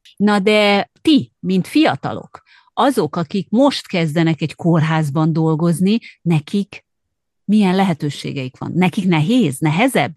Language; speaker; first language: Hungarian; native; Hungarian